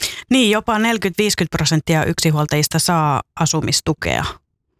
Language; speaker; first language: Finnish; native; Finnish